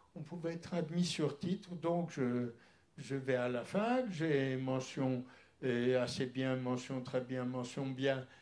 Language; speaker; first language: French; early bilingual, other home language; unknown